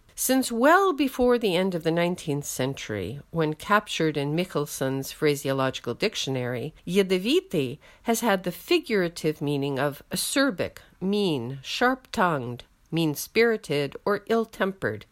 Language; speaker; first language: English; native; English